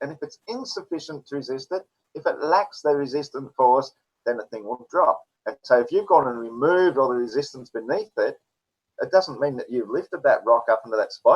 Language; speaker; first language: English; native; English